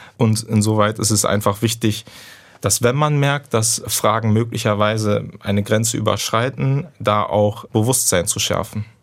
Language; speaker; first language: German; early bilingual, other home language; Turkish